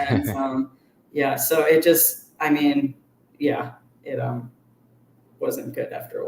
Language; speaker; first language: English; native; English